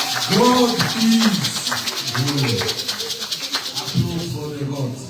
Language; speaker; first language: Dutch; non-native, learner; French